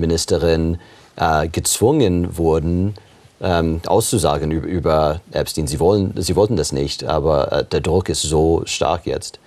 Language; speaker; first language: German; non-native, fluent; English